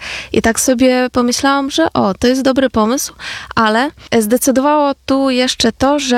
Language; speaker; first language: Polish; non-native, fluent; Ukrainian